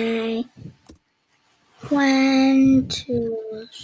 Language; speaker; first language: English; non-native, learner; Korean